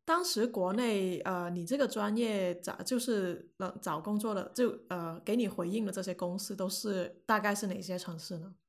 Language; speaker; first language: Chinese; non-native, local second language; Cantonese